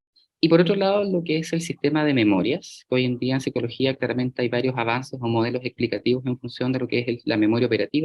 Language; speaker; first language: Spanish; native; Spanish